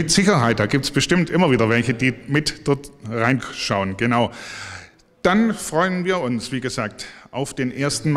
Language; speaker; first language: German; native; German